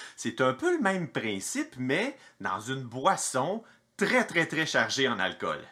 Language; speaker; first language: French; native; French